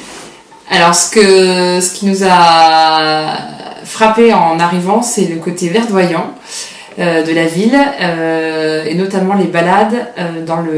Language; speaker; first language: French; native; French